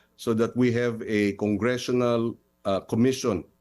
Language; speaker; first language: English; non-native, local second language; Filipino